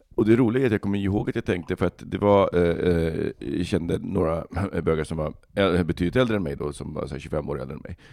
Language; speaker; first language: Swedish; early bilingual, other home language; Bosnian